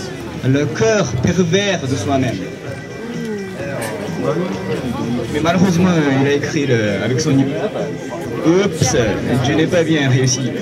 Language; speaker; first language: French; non-native, fluent; Japanese